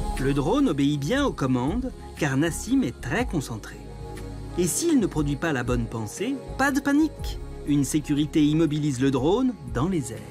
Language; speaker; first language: French; native; French